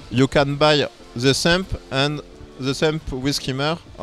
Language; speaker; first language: English; non-native, fluent; French